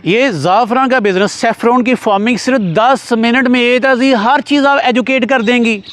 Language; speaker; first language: Urdu; native; Urdu